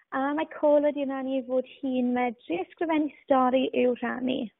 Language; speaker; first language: Welsh; native; Welsh